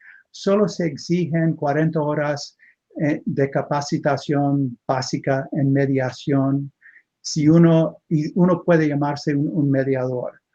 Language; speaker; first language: Spanish; non-native, fluent; English